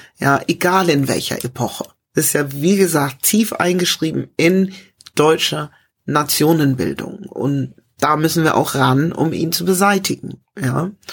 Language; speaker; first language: German; early bilingual, other home language; English